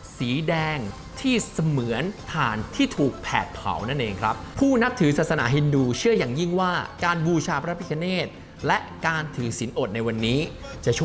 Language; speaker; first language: Thai; native; Thai